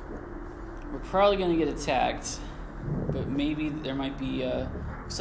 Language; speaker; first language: English; native; English